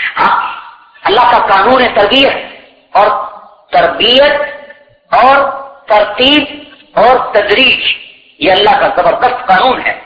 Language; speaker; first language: Urdu; non-native, local second language; Punjabi